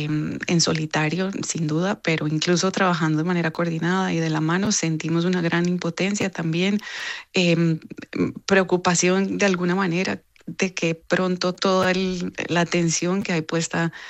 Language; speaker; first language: Spanish; native; Spanish